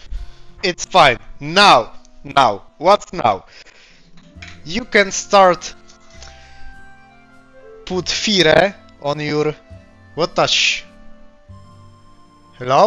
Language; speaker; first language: English; non-native, learner; Polish